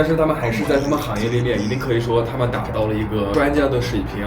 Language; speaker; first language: Chinese; non-native, fluent; English